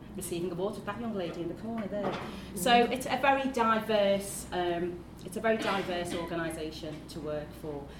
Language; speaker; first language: English; native; English